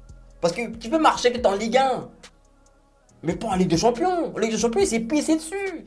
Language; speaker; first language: French; native; French